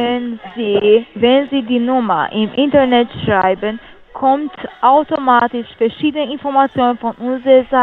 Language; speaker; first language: German; non-native, learner; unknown